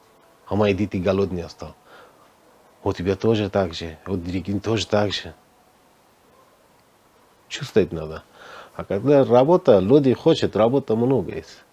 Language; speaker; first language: Russian; non-native, learner; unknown